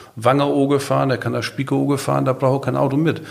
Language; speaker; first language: German; native; German